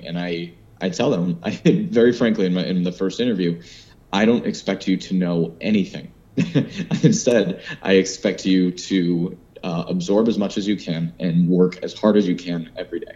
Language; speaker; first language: English; native; English